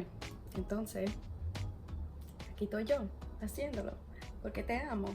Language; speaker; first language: Spanish; early bilingual, heritage; English